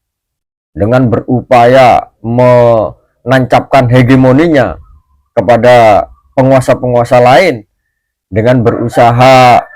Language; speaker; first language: Indonesian; native; Indonesian